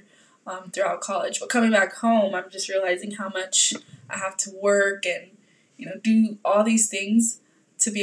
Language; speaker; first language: English; native; English